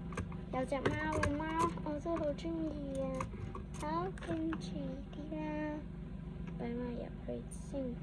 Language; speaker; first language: Cantonese; native; Cantonese